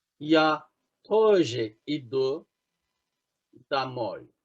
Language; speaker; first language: Russian; non-native, fluent; Turkish